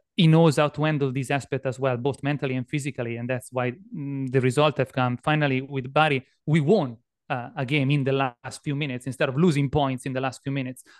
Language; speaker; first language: English; non-native, fluent; Italian